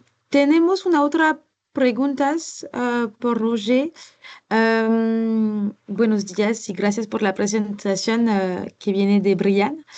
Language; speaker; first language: Spanish; non-native, learner; French